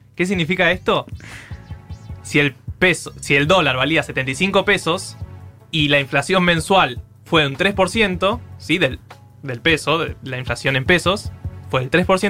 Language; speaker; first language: Spanish; native; Spanish